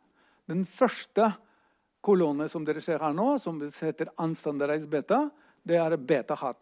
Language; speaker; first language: Norwegian; non-native, fluent; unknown